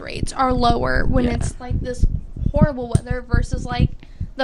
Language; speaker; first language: English; native; English